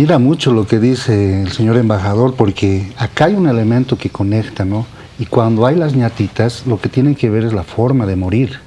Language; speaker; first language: Spanish; native; Spanish